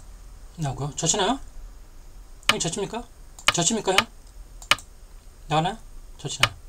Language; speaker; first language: Korean; native; Korean